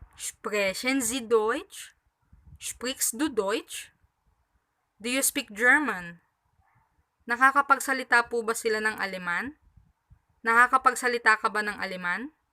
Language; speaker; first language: Filipino; native; Filipino